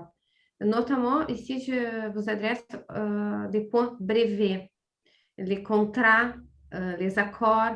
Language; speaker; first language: French; non-native, fluent; Portuguese